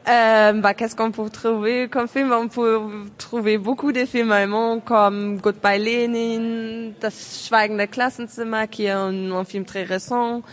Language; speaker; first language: French; non-native, fluent; German